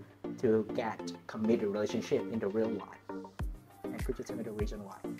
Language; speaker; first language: English; non-native, learner; Vietnamese